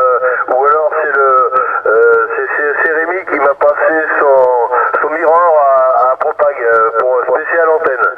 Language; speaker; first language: French; native; French